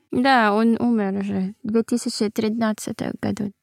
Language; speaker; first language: Russian; non-native, learner; Filipino